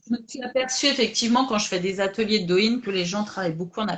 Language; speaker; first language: French; native; French